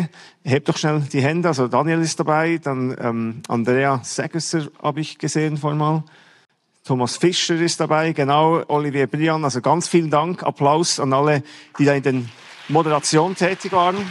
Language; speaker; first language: German; native; German